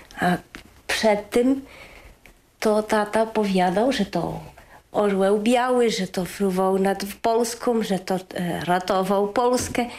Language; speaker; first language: Polish; early bilingual, heritage; Polish